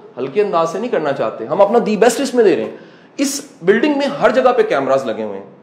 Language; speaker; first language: Urdu; non-native, local second language; Punjabi